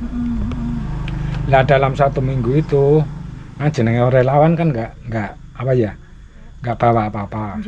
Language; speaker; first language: Indonesian; non-native, local second language; Javanese